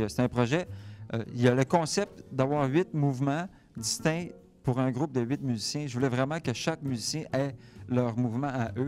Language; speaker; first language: French; native; French